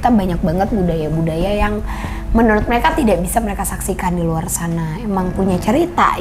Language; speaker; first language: Indonesian; native; Indonesian